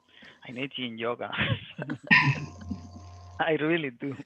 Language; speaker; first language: English; non-native, fluent; Spanish